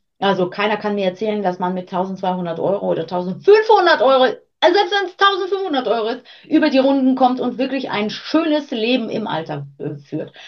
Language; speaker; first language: German; early bilingual, other home language; Armenian